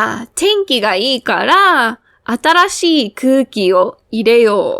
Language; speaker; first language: Japanese; non-native, fluent; English